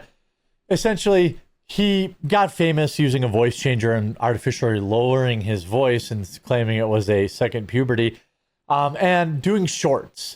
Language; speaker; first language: English; native; English